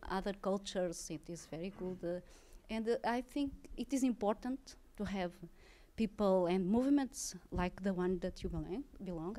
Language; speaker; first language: English; non-native, learner; Portuguese